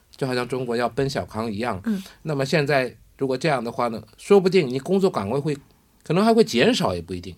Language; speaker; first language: Chinese; non-native, fluent; Korean